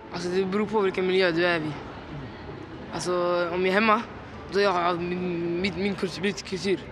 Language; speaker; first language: Swedish; early bilingual, other home language; Arabic